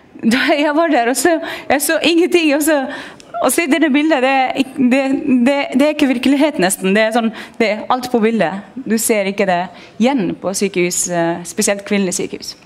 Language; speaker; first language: Norwegian; non-native, fluent; Persian